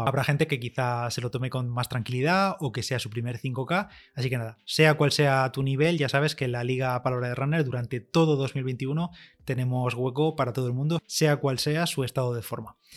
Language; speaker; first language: Spanish; native; Spanish